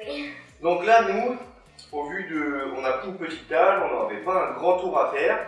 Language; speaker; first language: French; native; French